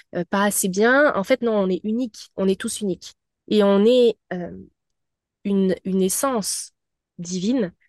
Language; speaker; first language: French; native; French